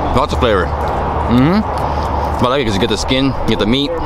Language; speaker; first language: English; native; English